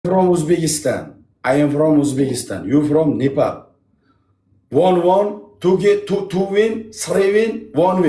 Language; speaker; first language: English; non-native, learner; Uzbek